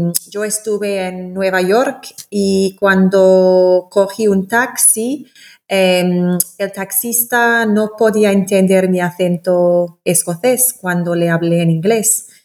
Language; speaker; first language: Spanish; non-native, fluent; English